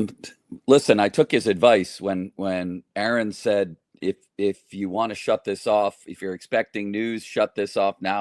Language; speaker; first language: English; native; English